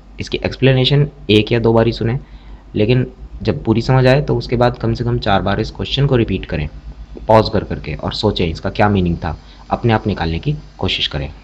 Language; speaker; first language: Hindi; native; Hindi